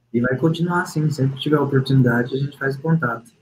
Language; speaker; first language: Portuguese; native; Portuguese